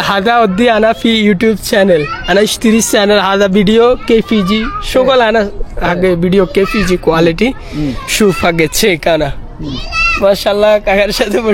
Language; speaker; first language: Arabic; non-native, learner; Bangla